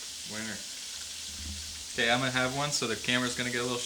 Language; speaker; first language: English; native; English